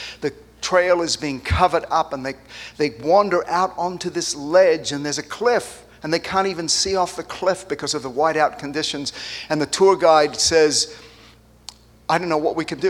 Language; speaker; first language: English; early bilingual, other home language; Spanish